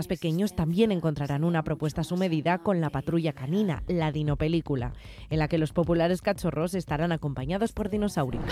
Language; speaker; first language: Spanish; native; Spanish